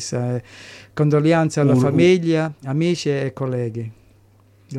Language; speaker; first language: Italian; early bilingual, heritage; English